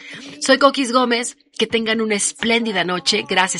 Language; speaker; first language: Spanish; native; Spanish